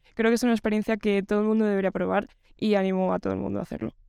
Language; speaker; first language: Spanish; native; Spanish